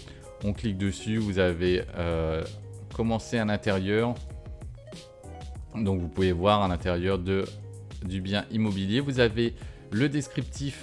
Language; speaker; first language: French; native; French